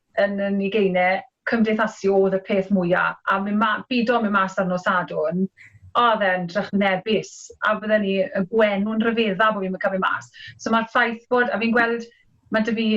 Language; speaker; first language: Welsh; native; Welsh